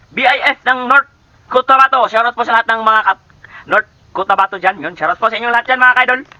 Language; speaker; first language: Filipino; native; Filipino